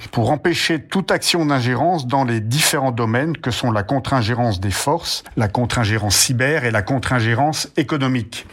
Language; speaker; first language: French; native; French